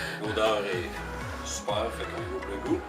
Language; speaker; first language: French; native; French